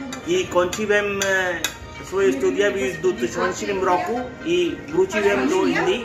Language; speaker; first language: Polish; non-native, learner; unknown